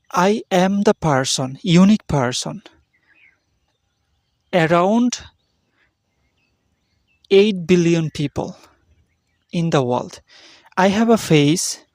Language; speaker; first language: English; non-native, learner; Bangla